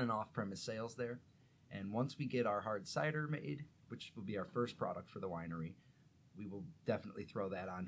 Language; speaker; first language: English; native; English